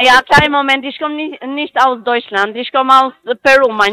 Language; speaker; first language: German; non-native, learner; Spanish